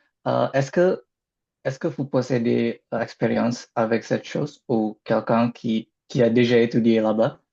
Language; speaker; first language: French; non-native, learner; Indonesian